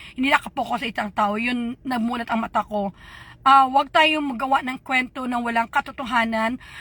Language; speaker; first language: Filipino; non-native, local second language; Hiligaynon